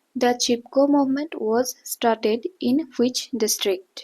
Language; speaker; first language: English; non-native, local second language; Assamese